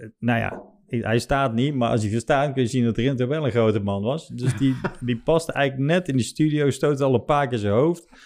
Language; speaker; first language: Dutch; native; Dutch